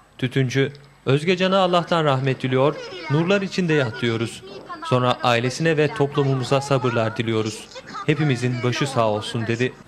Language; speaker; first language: Turkish; native; Turkish